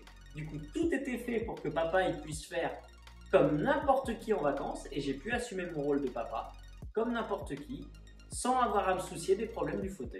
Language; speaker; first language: French; native; French